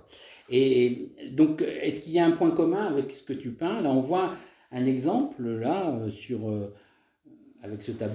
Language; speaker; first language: French; native; French